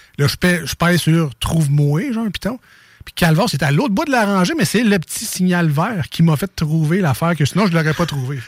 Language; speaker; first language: French; native; French